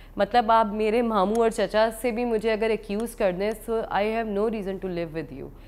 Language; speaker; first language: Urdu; native; Urdu